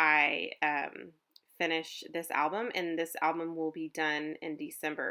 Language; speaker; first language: English; native; English